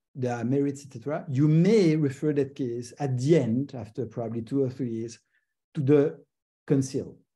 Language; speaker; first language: English; non-native, fluent; French